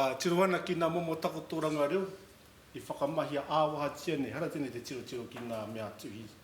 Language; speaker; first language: Māori; native; Māori